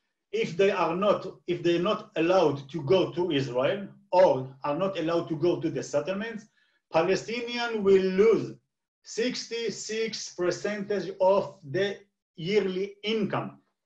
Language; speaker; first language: English; non-native, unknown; Hebrew